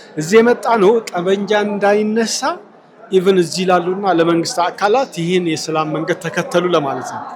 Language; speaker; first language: Amharic; non-native, local second language; Tigrinya